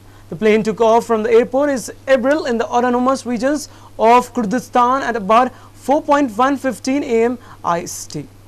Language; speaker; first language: English; non-native, local second language; Urdu